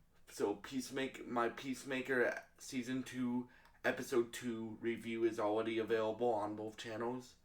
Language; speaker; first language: English; native; English